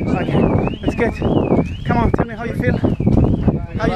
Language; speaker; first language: English; non-native, learner; Greek